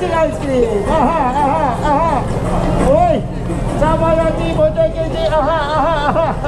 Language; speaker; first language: Korean; non-native, learner; Turkish